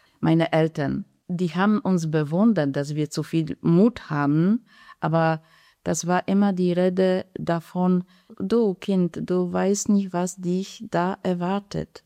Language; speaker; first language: German; non-native, fluent; Polish